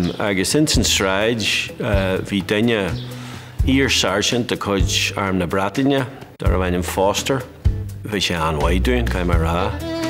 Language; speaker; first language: Irish; non-native, local second language; English